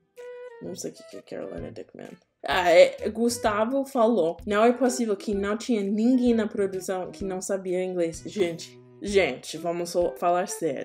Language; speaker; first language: Portuguese; non-native, learner; English